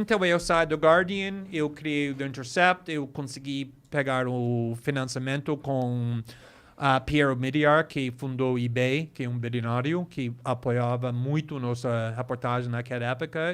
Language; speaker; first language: Portuguese; non-native, fluent; English